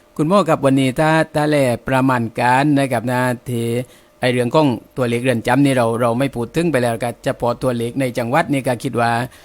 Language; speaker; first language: Thai; native; Thai